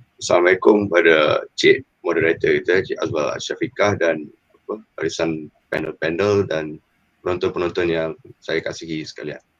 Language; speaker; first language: Malay; native; Malay